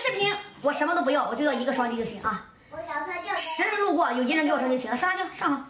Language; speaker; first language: Chinese; native; Chinese